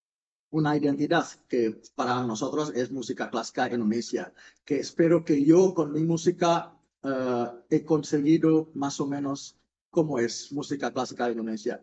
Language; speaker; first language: Spanish; non-native, fluent; Indonesian